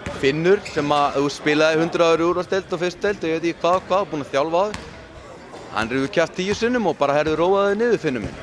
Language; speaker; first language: Icelandic; early bilingual, other home language; Hungarian